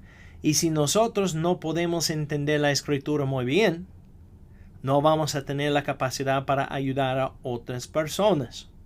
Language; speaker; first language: Spanish; non-native, fluent; English